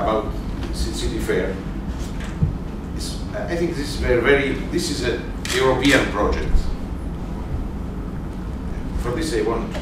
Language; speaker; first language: English; non-native, learner; Italian